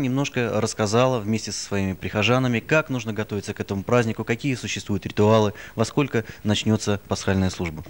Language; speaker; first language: Russian; native; Russian